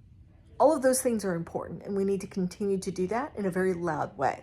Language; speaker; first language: English; native; English